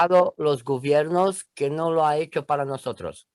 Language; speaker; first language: Spanish; non-native, learner; Romanian